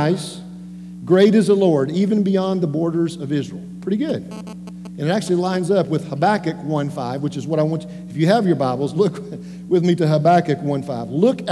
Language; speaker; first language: English; native; English